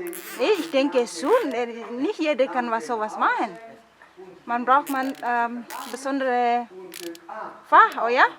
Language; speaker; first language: German; non-native, learner; Indonesian